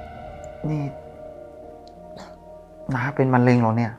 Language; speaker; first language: Thai; native; Thai